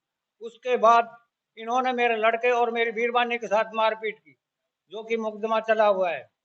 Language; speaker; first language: Hindi; native; Hindi